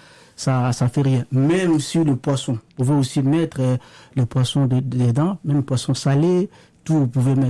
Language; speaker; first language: French; non-native, local second language; Lingala